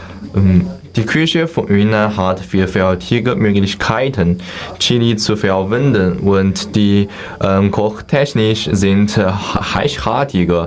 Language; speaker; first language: German; non-native, learner; Chinese